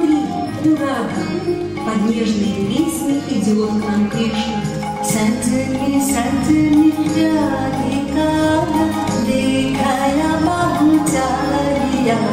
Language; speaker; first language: Russian; native; Russian